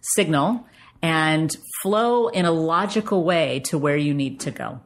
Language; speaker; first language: English; native; English